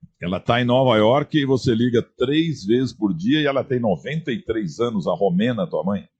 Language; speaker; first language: Portuguese; native; Portuguese